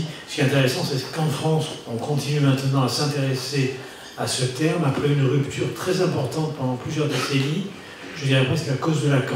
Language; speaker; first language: French; native; French